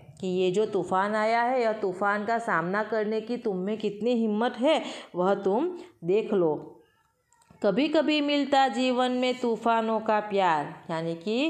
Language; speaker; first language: Hindi; non-native, local second language; Gujarati